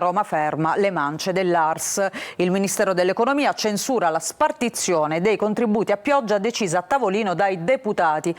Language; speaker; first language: Italian; native; Italian